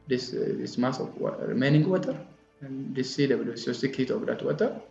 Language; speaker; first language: English; non-native, local second language; Amharic